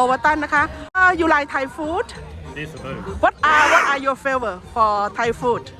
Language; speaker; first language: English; non-native, learner; Thai